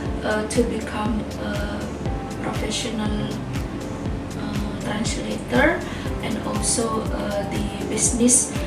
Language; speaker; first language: English; non-native, fluent; Indonesian